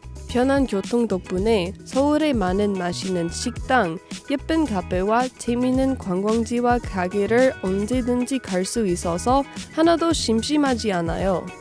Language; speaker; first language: Korean; non-native, fluent; English